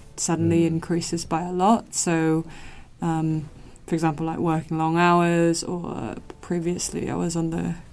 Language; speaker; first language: English; non-native, local second language; Cantonese